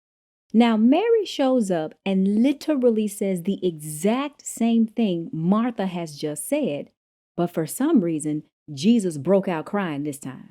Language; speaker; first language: English; native; English